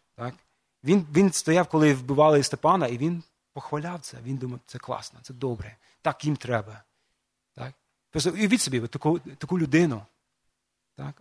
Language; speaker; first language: Ukrainian; non-native, fluent; English